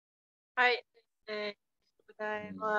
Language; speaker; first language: Japanese; non-native, learner; Indonesian